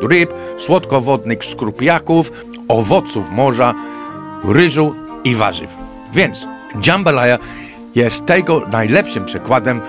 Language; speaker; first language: Polish; non-native, fluent; English